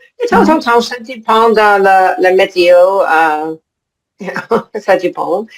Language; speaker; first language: French; non-native, learner; English